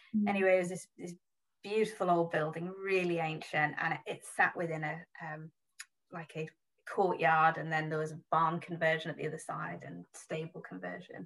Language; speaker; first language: English; native; English